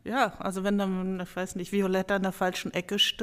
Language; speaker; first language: German; native; German